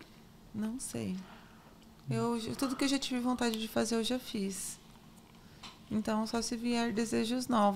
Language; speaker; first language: Portuguese; native; Portuguese